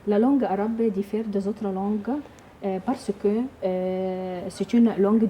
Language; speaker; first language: French; non-native, learner; Arabic